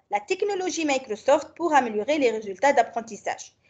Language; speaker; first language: French; non-native, local second language; Arabic